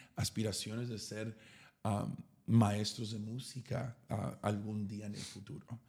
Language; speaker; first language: Spanish; early bilingual, heritage; Spanish